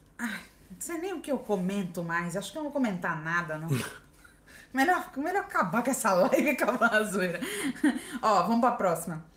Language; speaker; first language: Portuguese; native; Portuguese